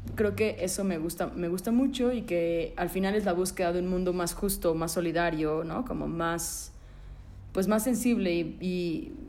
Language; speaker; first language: Spanish; native; Spanish